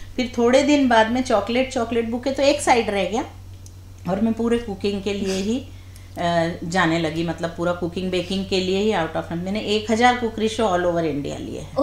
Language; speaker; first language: Hindi; native; Hindi